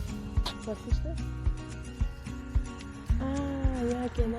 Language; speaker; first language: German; non-native, learner; Turkish